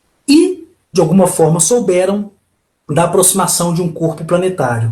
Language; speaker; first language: Portuguese; native; Portuguese